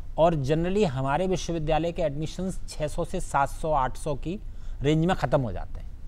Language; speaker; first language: Hindi; native; Hindi